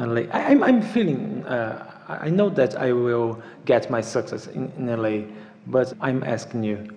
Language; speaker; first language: English; non-native, learner; Portuguese